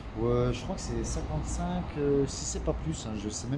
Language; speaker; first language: French; native; French